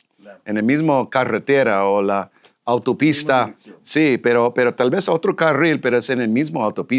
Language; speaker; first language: Spanish; non-native, fluent; English